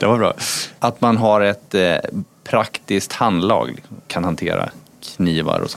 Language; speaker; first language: Swedish; native; Swedish